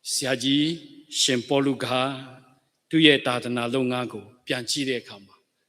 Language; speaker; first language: Burmese; non-native, local second language; S'gaw Karen